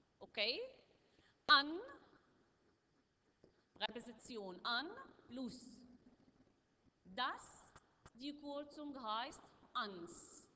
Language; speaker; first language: German; non-native, learner; Arabic